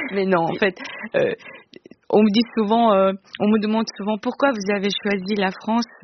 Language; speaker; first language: French; non-native, fluent; Korean